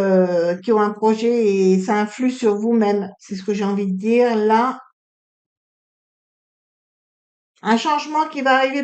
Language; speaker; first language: French; native; French